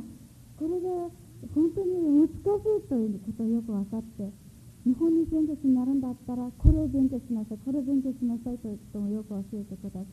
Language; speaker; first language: Japanese; non-native, fluent; Mongolian